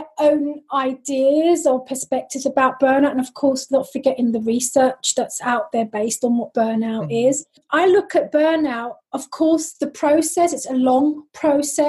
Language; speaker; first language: English; native; English